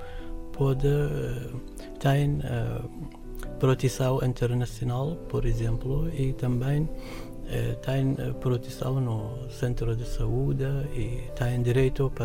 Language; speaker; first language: Portuguese; non-native, learner; Arabic